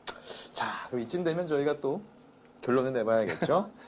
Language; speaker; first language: Korean; native; Korean